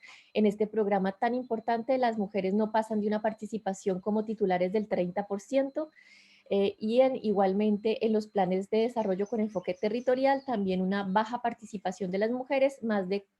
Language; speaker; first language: Spanish; native; Spanish